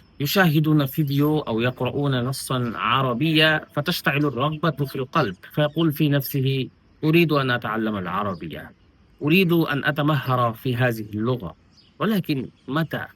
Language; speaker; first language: Arabic; non-native, fluent; Bangla